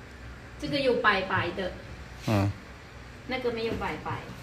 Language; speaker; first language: Chinese; non-native, learner; Lao